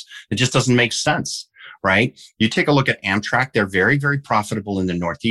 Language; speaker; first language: English; early bilingual, heritage; English